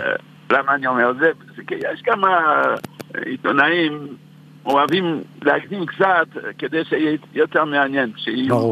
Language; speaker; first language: Hebrew; non-native, fluent; French